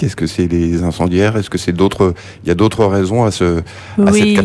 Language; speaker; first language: French; native; French